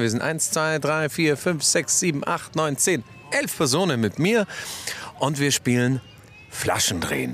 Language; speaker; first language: German; native; German